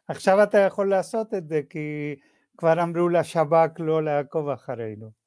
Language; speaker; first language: Hebrew; non-native, fluent; Spanish